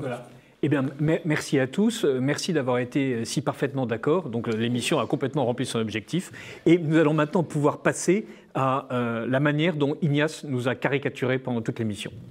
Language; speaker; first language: French; native; French